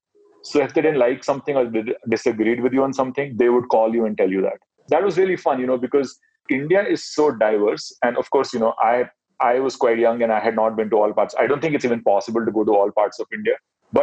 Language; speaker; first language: English; non-native, local second language; Hindi